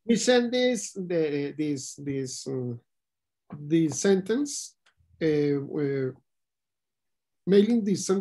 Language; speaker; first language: English; non-native, learner; Spanish